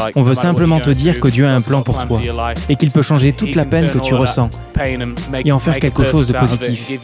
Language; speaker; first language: French; non-native, fluent; English